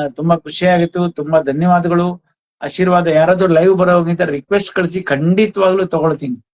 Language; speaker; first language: Kannada; non-native, local second language; Konkani